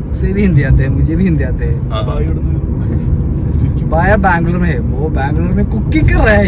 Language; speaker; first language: Hindi; non-native, local second language; Malayalam